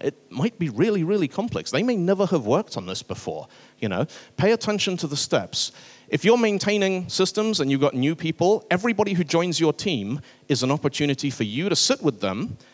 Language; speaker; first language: English; native; English